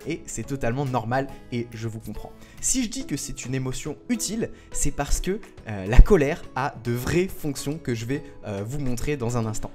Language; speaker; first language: French; native; French